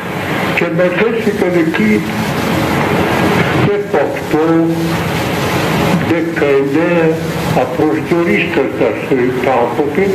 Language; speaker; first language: Greek; non-native, fluent; Russian